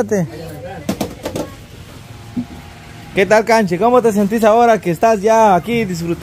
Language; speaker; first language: Spanish; native; Spanish